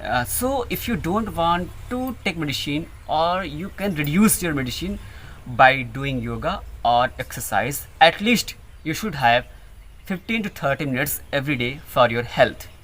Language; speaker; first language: English; non-native, learner; Hindi